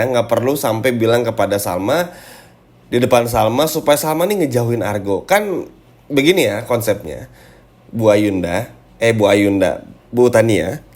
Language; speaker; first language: Indonesian; native; Indonesian